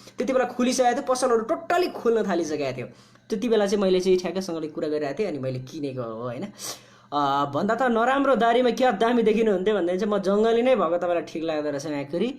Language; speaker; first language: Nepali; native; Nepali